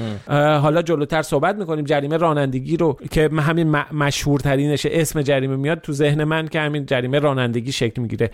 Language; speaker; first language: Persian; native; Persian